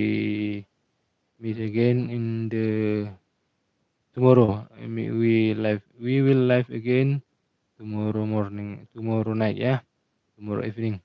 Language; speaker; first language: English; non-native, learner; Indonesian